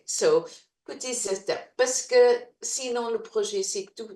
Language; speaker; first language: French; non-native, fluent; English